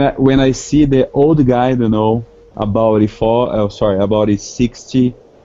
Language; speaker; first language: English; non-native, learner; Portuguese